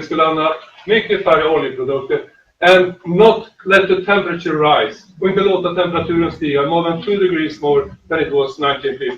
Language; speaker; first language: Swedish; native; Swedish